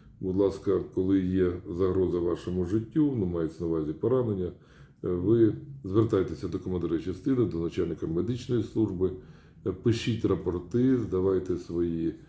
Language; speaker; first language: Ukrainian; native; Ukrainian